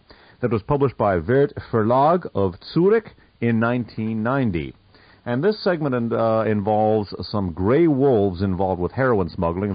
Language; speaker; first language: English; native; English